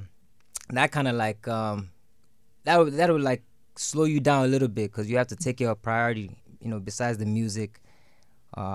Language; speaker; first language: English; non-native, local second language; Yoruba